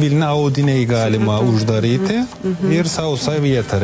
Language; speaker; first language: Lithuanian; non-native, learner; Turkish